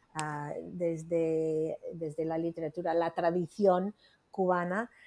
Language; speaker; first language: Spanish; non-native, fluent; English